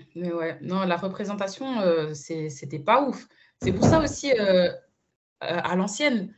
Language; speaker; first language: French; early bilingual, other home language; Spanish